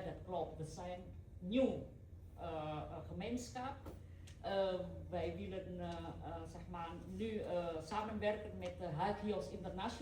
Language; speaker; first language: Dutch; non-native, fluent; Indonesian